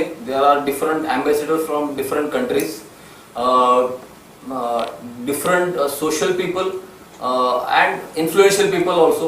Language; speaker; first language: English; non-native, local second language; Marathi